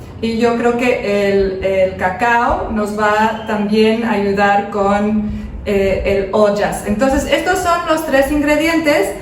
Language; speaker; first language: Spanish; non-native, fluent; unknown